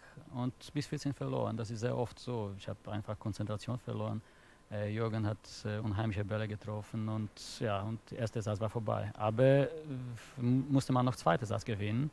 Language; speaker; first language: German; non-native, fluent; Polish